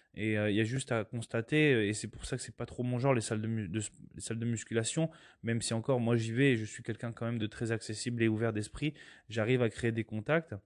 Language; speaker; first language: French; native; French